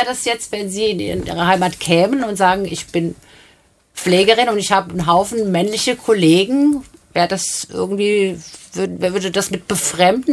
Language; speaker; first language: German; native; German